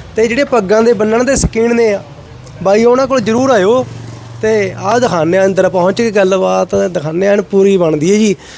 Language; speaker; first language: Punjabi; native; Punjabi